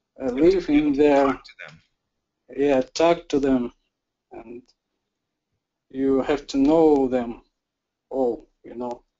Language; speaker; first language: English; non-native, learner; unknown